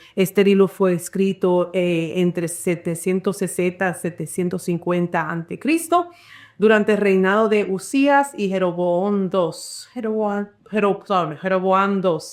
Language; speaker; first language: Spanish; early bilingual, heritage; Spanish